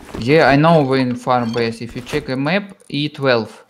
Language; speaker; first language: English; non-native, learner; Russian